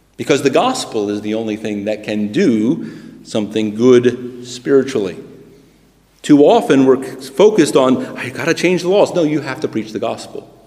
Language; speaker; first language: English; native; English